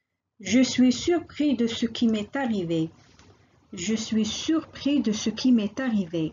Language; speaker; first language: French; non-native, local second language; Arabic